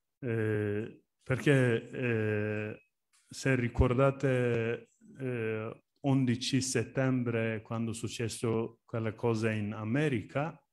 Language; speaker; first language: Italian; non-native, learner; Turkish